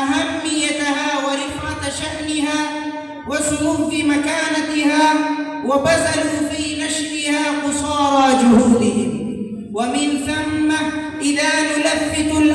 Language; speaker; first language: Arabic; non-native, learner; Urdu